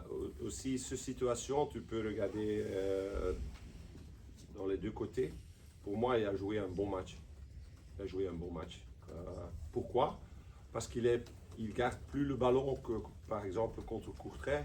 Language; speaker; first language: French; non-native, local second language; Dutch